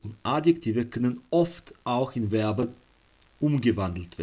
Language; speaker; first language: German; non-native, fluent; Serbian